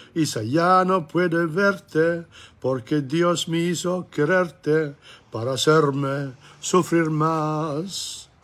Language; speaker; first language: Spanish; non-native, learner; English